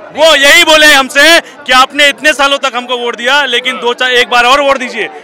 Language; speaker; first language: Hindi; native; Hindi